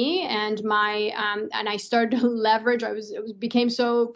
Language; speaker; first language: English; non-native, fluent; Persian